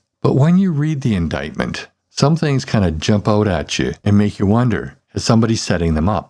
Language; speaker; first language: English; native; English